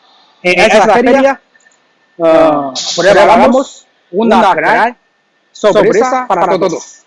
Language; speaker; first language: Spanish; non-native, learner; Chinese